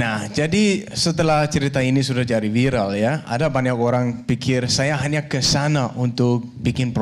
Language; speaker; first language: Indonesian; non-native, learner; Danish